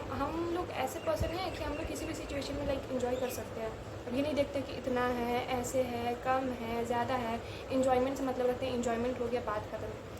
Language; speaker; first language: Hindi; native; Hindi